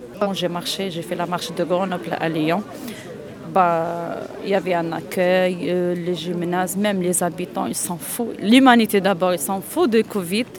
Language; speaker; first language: French; non-native, local second language; Arabic